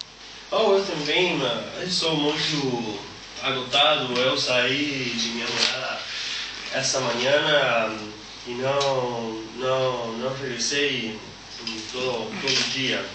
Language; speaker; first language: Portuguese; non-native, learner; Spanish